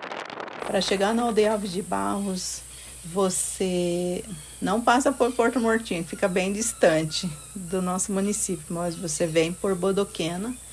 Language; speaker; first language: Portuguese; non-native, local second language; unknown